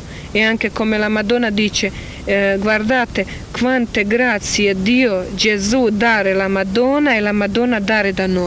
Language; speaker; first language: Italian; non-native, learner; Croatian